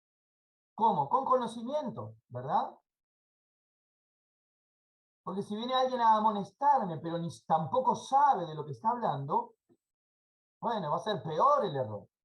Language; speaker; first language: Spanish; native; Spanish